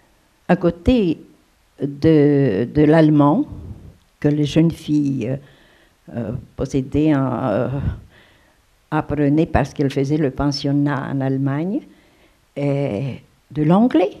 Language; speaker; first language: French; non-native, fluent; Romanian